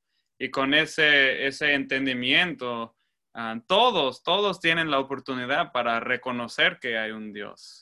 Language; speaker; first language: Spanish; non-native, fluent; English